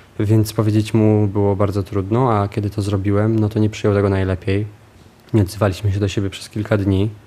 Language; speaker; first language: Polish; native; Polish